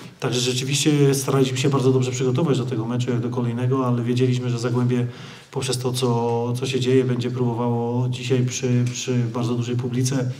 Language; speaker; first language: Polish; native; Polish